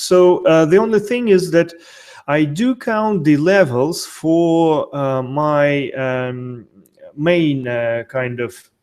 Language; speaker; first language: English; non-native, fluent; Russian